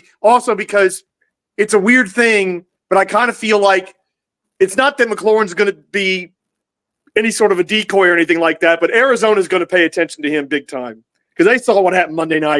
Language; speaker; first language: English; native; English